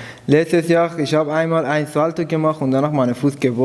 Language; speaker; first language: German; non-native, learner; Persian